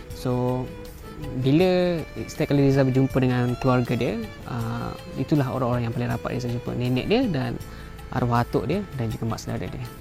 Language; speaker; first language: Malay; native; Malay